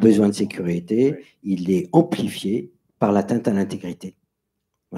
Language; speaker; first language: French; native; French